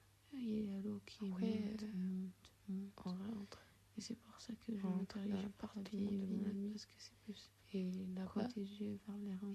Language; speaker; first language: French; non-native, fluent; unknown